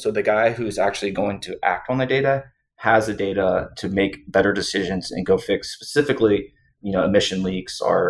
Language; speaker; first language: English; native; English